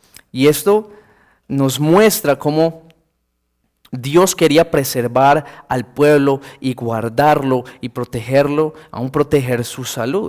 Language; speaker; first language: Spanish; native; Spanish